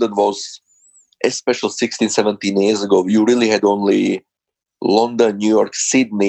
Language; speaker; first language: English; non-native, fluent; Slovak